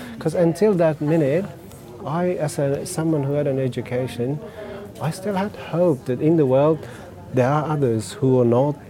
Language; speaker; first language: English; non-native, fluent; Persian